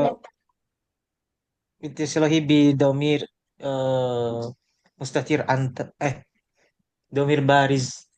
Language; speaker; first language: Arabic; non-native, learner; Indonesian